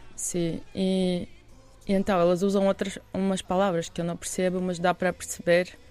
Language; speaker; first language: Portuguese; non-native, fluent; Russian